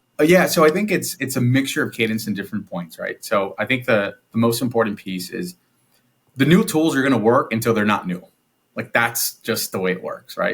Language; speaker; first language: English; native; English